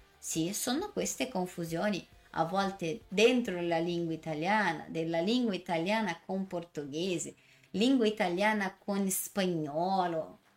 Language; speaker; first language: Italian; non-native, fluent; Portuguese